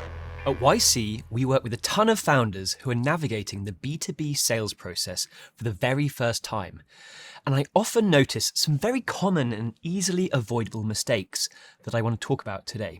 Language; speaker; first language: English; native; English